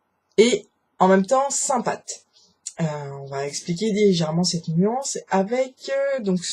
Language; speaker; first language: French; native; French